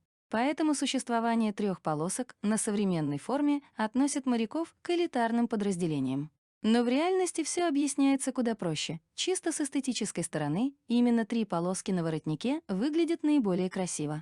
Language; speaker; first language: Russian; native; Russian